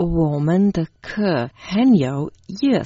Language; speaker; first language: Chinese; non-native, learner; Croatian